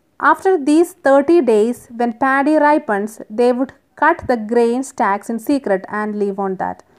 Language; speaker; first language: English; non-native, local second language; Malayalam